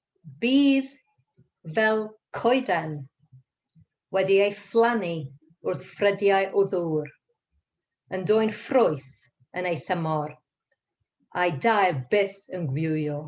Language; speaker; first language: Welsh; non-native, learner; English